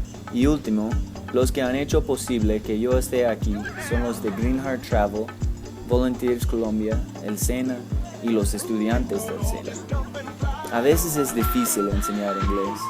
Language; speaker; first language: Spanish; non-native, fluent; English